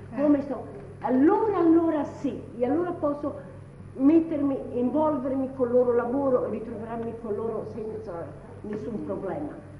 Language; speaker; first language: Italian; native; Italian